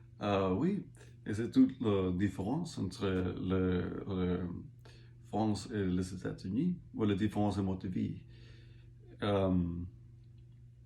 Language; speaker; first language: French; non-native, learner; English